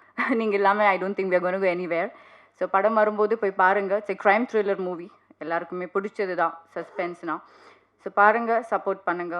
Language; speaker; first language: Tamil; non-native, learner; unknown